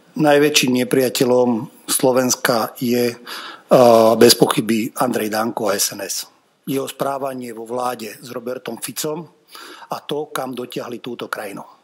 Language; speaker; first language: Slovak; non-native, local second language; Hungarian